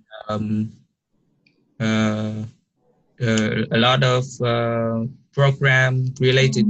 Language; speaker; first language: English; non-native, learner; Vietnamese